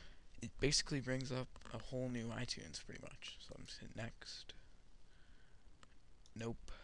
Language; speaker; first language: English; native; English